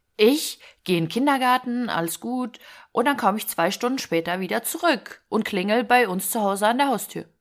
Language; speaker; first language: German; early bilingual, other home language; Ukrainian